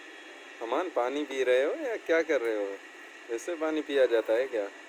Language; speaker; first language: Hindi; non-native, local second language; Sindhi